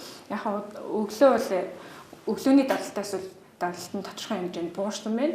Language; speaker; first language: Mongolian; native; Mongolian